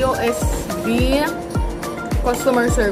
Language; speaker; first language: English; non-native, local second language; Filipino